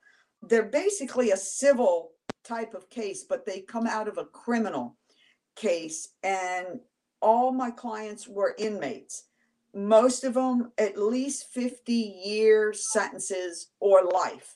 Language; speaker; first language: English; native; English